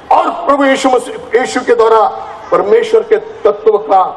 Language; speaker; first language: Hindi; non-native, local second language; Marathi